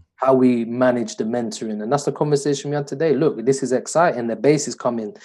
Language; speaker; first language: English; native; English